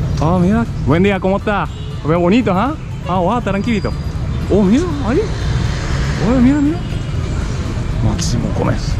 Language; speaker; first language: Spanish; non-native, learner; Japanese